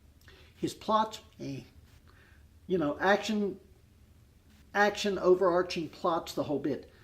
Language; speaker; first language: English; native; English